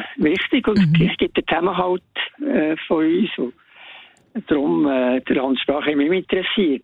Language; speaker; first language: German; native; German